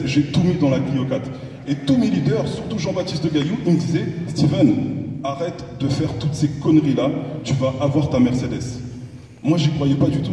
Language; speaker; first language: French; native; French